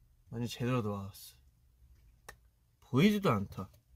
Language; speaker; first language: Korean; early bilingual, heritage; Korean